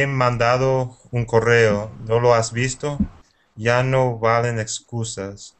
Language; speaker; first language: Spanish; non-native, learner; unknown